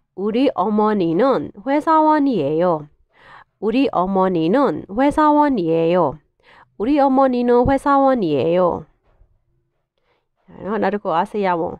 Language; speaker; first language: Korean; non-native, fluent; Burmese